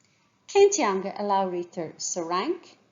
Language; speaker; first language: Irish; non-native, local second language; English